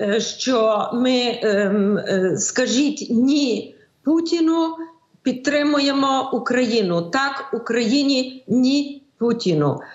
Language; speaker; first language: Ukrainian; early bilingual, heritage; Ukrainian